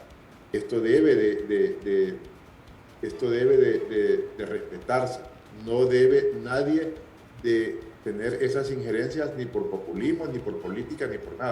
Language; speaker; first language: Spanish; native; Spanish